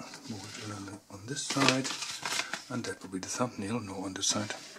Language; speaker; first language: English; non-native, fluent; German